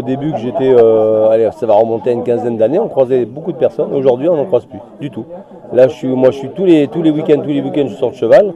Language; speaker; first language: French; native; French